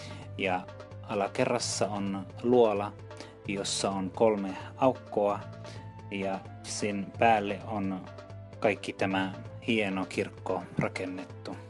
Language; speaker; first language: Finnish; non-native, fluent; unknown